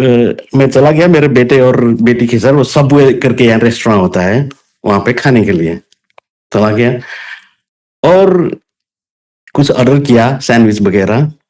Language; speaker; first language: Hindi; non-native, local second language; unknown